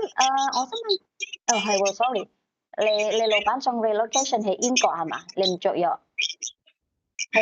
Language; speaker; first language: Cantonese; native; Cantonese